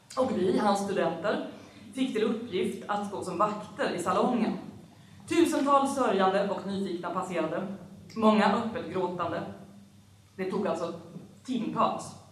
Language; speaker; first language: Swedish; native; Swedish